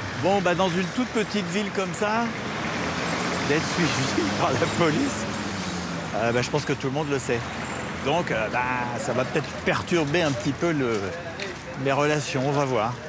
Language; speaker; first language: French; native; French